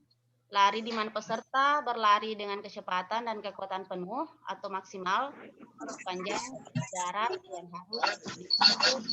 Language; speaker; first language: Indonesian; non-native, local second language; Buginese